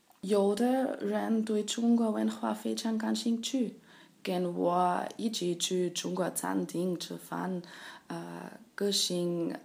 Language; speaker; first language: Chinese; non-native, learner; German